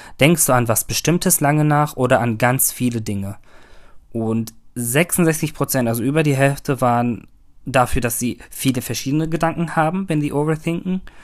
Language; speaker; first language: German; early bilingual, other home language; Turkish